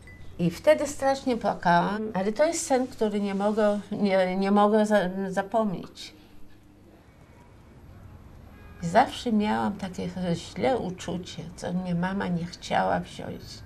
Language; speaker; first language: Polish; early bilingual, heritage; Polish